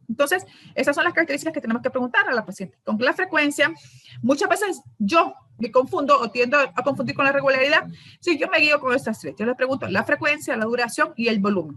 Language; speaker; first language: Spanish; native; Spanish